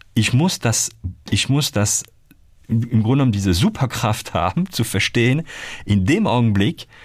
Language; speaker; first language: German; non-native, fluent; French